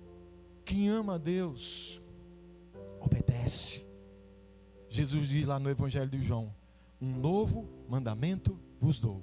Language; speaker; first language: Portuguese; native; Portuguese